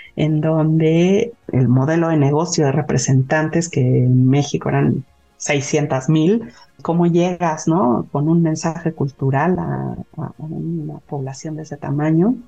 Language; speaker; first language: Spanish; native; Spanish